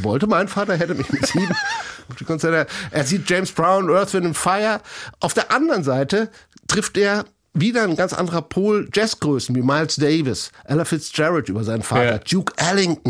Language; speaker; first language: German; native; German